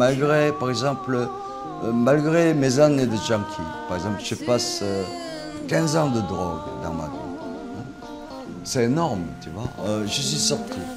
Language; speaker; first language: French; non-native, fluent; Korean